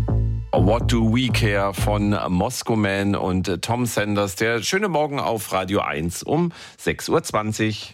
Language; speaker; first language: German; native; German